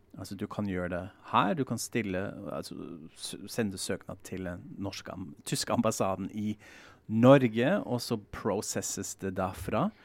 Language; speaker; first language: Norwegian; non-native, fluent; German